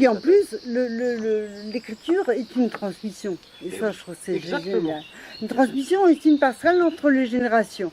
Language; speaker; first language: French; native; French